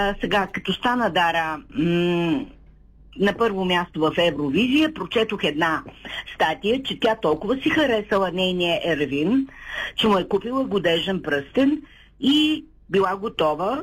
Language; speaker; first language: Bulgarian; native; Bulgarian